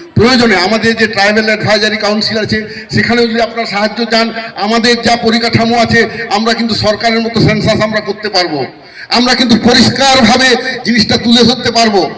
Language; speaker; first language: Bangla; non-native, local second language; Santali